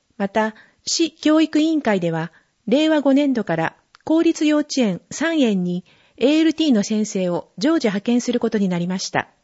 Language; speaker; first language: Japanese; native; Japanese